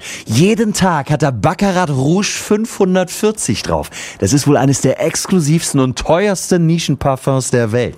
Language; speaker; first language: German; native; German